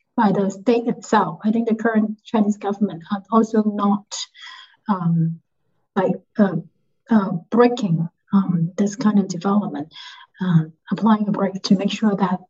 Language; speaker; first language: English; non-native, local second language; Cantonese